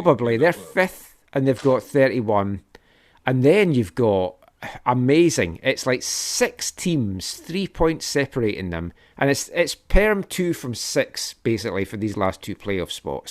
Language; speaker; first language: English; native; English